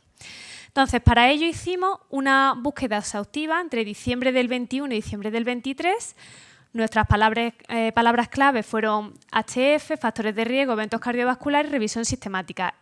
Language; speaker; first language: Spanish; native; Spanish